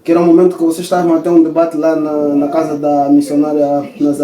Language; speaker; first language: Portuguese; native; Portuguese